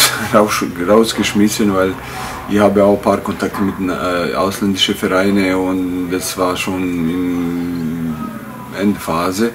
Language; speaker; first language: German; non-native, fluent; Bosnian